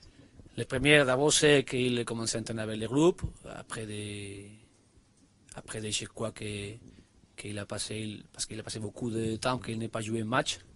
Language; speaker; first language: French; non-native, learner; Spanish